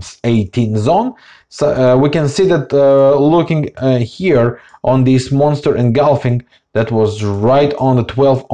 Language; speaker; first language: English; non-native, fluent; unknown